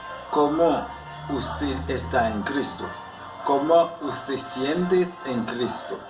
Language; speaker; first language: Spanish; non-native, learner; Haitian Creole